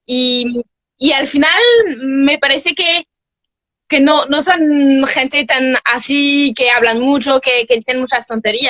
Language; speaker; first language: Spanish; non-native, fluent; French